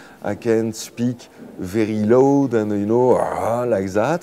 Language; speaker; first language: English; non-native, fluent; French